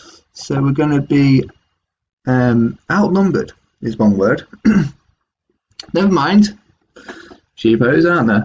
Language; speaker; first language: English; native; English